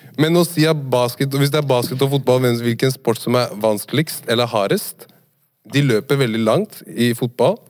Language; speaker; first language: Norwegian; native; Norwegian